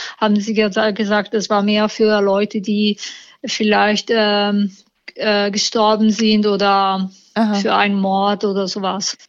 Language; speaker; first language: German; non-native, fluent; Italian